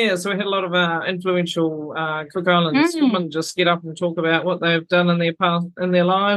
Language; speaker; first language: English; native; English